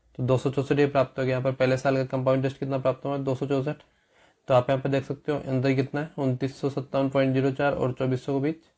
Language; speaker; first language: Hindi; native; Hindi